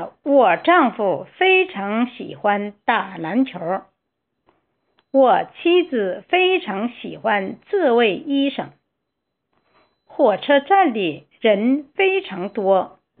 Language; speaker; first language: Chinese; non-native, fluent; Korean